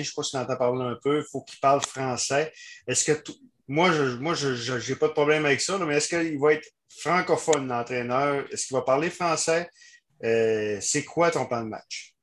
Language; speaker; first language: French; native; French